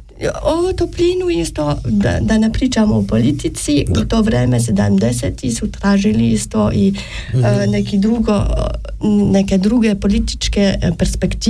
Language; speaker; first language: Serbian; non-native, fluent; German